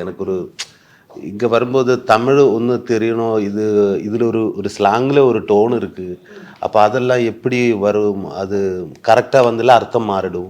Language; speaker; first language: Tamil; non-native, learner; Malayalam